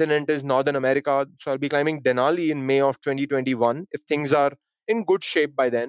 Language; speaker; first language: English; non-native, local second language; Hindi